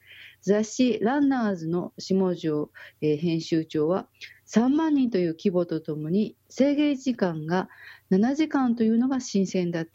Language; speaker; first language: Japanese; native; Japanese